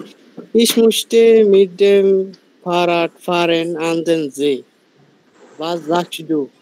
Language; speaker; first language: German; non-native, learner; Bangla